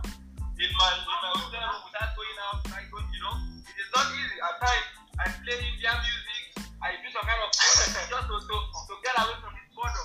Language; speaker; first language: English; non-native, local second language; Yoruba